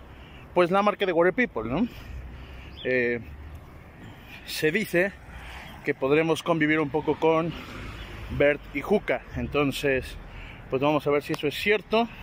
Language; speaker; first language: Spanish; native; Spanish